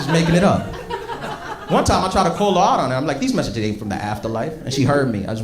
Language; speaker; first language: English; native; English